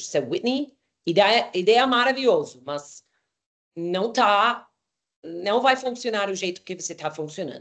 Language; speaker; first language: Portuguese; non-native, fluent; English